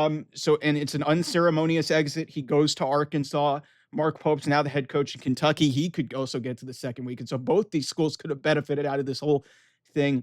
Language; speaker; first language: English; native; English